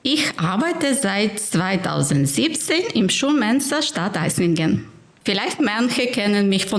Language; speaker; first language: German; non-native, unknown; Ukrainian